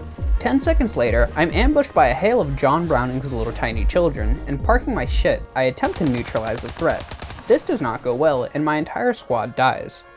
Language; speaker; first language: English; native; English